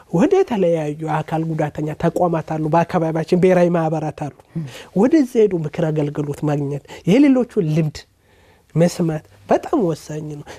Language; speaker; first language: Amharic; native; Amharic